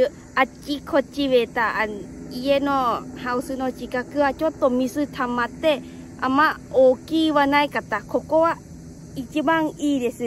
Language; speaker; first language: Japanese; non-native, learner; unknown